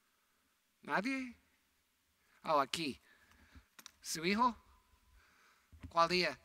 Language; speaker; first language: Spanish; non-native, fluent; English